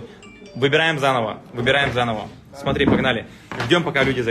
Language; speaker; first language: Russian; native; Russian